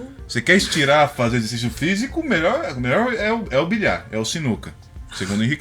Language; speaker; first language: Portuguese; native; Portuguese